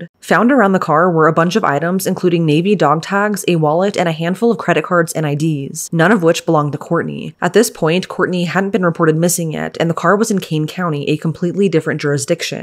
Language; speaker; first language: English; native; English